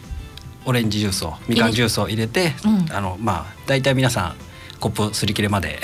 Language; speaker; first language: Japanese; native; Japanese